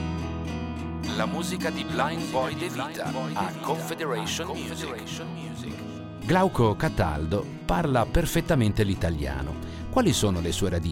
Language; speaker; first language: Italian; native; Italian